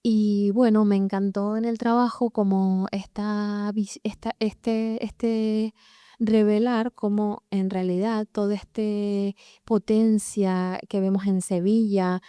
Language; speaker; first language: Spanish; native; Spanish